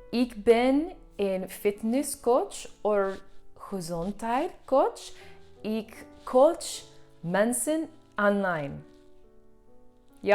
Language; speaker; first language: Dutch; non-native, learner; English